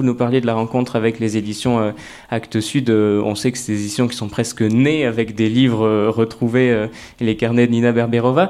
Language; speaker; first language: French; native; French